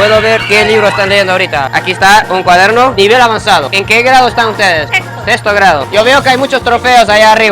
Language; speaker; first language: Spanish; non-native, fluent; English